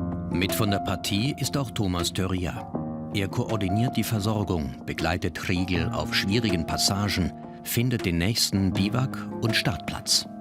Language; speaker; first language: German; native; German